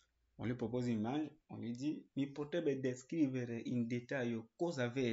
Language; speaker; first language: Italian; non-native, learner; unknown